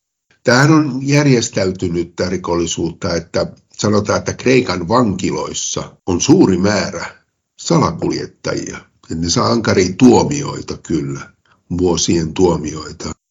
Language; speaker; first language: Finnish; native; Finnish